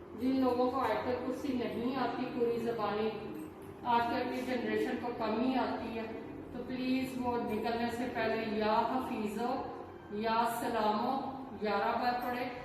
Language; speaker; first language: Urdu; native; Urdu